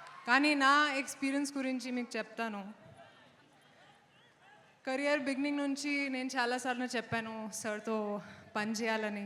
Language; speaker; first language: Telugu; non-native, local second language; Hindi